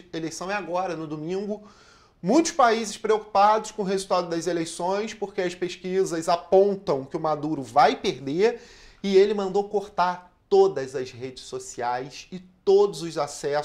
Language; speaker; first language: Portuguese; native; Portuguese